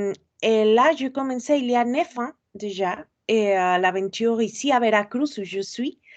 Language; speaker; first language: French; non-native, fluent; Spanish